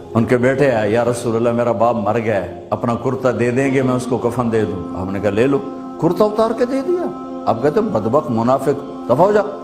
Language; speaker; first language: Urdu; non-native, local second language; Punjabi